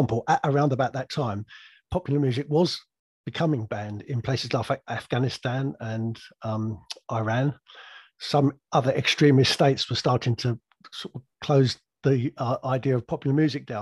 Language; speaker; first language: English; native; English